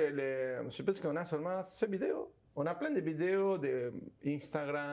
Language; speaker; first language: French; non-native, learner; Spanish